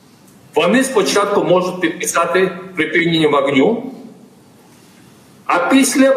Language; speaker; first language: Ukrainian; non-native, fluent; Georgian